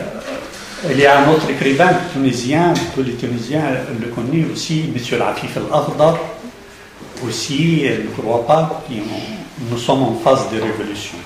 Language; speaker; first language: French; non-native, fluent; Arabic